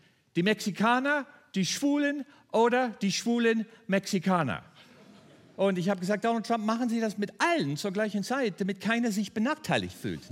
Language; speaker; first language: German; non-native, fluent; English